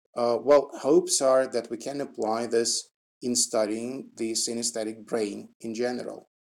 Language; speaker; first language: English; non-native, fluent; Russian